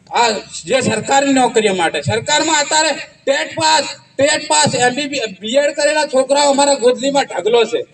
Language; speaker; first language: Gujarati; non-native, local second language; Rathawi